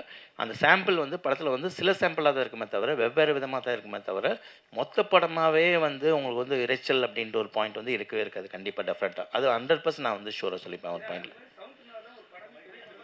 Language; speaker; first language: Tamil; native; Tamil